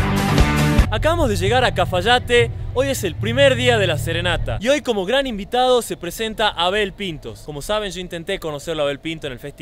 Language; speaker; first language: Spanish; native; Spanish